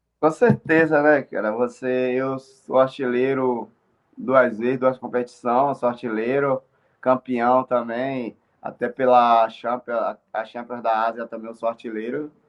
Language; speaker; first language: Portuguese; native; Portuguese